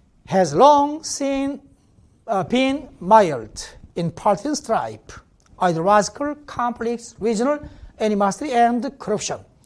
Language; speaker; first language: English; non-native, fluent; Korean